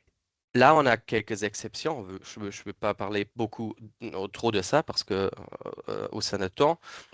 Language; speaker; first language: French; non-native, fluent; German